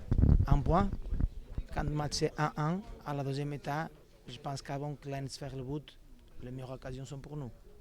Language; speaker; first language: French; non-native, fluent; Portuguese